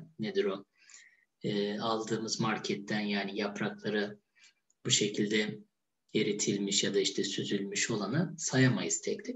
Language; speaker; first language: Turkish; native; Turkish